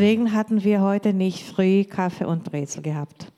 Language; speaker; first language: German; non-native, learner; Portuguese